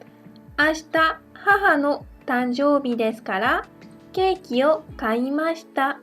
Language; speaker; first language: Japanese; non-native, fluent; French